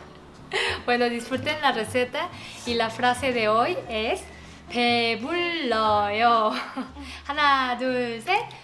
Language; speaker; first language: Spanish; non-native, fluent; Korean